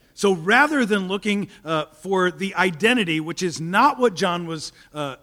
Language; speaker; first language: English; native; English